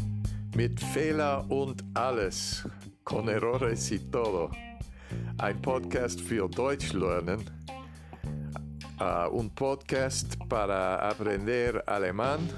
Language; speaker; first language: German; non-native, learner; Spanish